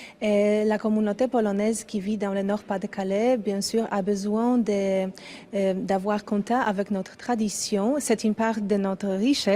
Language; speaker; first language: French; non-native, fluent; Polish